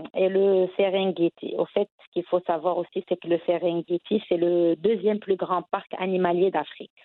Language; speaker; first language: French; non-native, local second language; Arabic